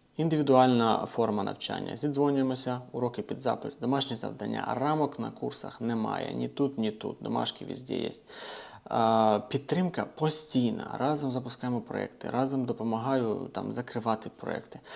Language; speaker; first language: Ukrainian; non-native, local second language; Russian